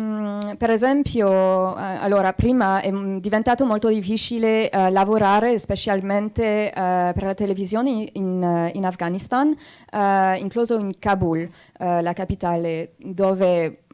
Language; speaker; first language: Italian; non-native, fluent; French